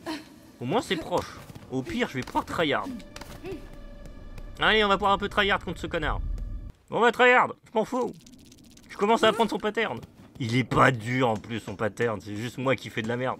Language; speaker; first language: French; native; French